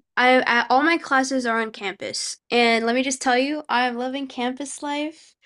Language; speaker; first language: English; early bilingual, other home language; Korean